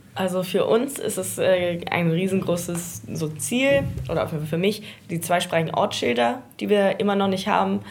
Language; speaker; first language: German; early bilingual, heritage; Danish